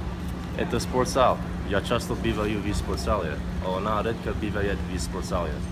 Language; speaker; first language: Russian; non-native, learner; English